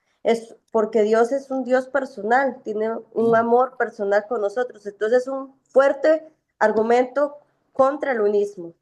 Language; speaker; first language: Spanish; native; Spanish